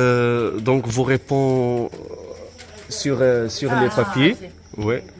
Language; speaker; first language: French; non-native, learner; Arabic